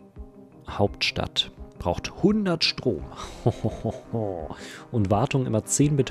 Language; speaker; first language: German; native; German